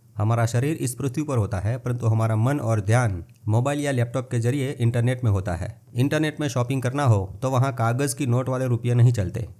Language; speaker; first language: Hindi; non-native, local second language; Gujarati